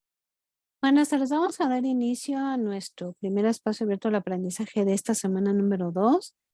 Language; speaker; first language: Spanish; native; Spanish